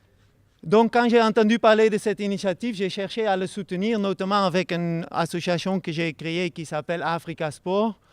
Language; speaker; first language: French; non-native, fluent; Dutch